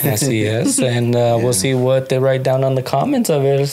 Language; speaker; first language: English; early bilingual, other home language; Spanish